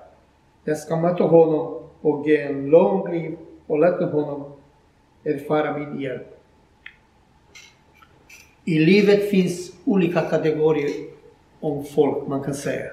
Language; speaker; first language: Swedish; non-native, fluent; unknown